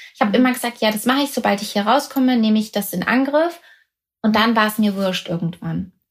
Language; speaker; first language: German; native; German